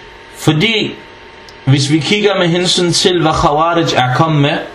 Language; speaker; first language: Danish; non-native, fluent; Arabic